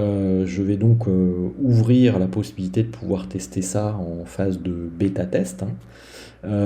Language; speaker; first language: French; native; French